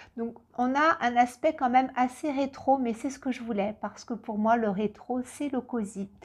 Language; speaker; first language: French; native; French